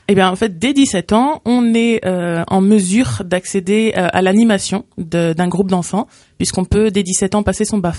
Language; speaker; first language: French; native; French